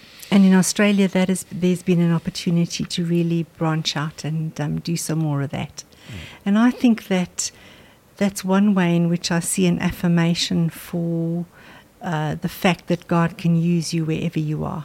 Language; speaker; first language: English; non-native, local second language; Afrikaans